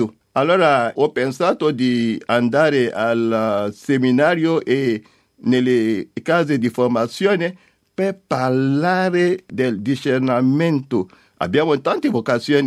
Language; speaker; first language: Italian; non-native, learner; French